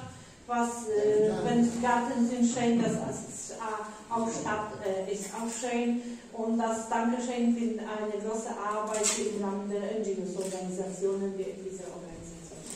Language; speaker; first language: German; non-native, learner; Polish